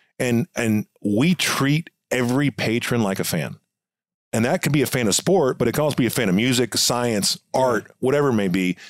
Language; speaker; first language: English; native; English